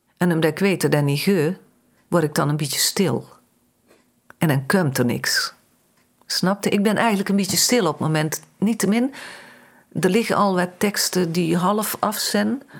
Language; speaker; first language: Dutch; native; Dutch